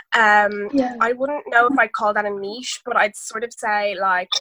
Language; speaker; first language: English; native; English